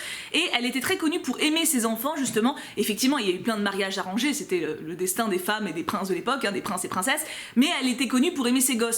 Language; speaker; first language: French; native; French